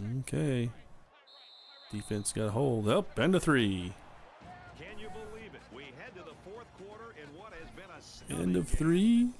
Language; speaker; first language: English; native; English